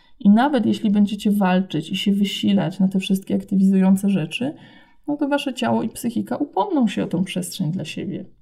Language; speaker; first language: Polish; native; Polish